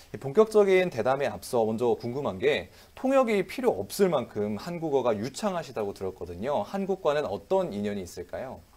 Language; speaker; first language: Korean; native; Korean